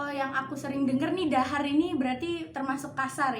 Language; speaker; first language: Indonesian; non-native, local second language; Javanese